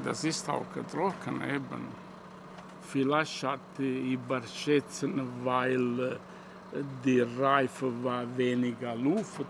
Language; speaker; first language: German; non-native, learner; Italian